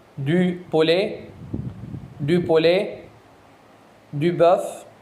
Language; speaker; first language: French; non-native, fluent; Arabic